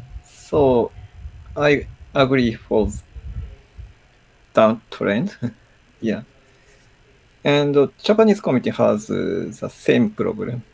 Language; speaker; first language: English; non-native, learner; Japanese